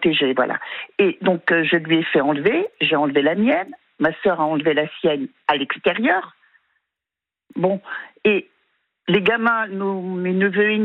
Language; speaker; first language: French; native; French